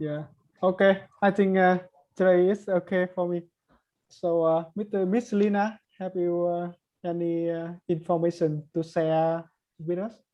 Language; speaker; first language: English; non-native, learner; Vietnamese